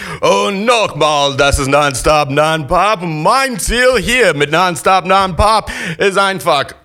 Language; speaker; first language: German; non-native, learner; English